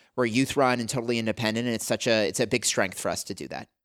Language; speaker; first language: English; native; English